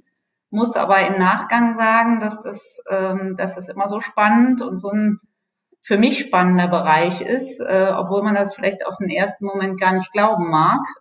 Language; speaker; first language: German; native; German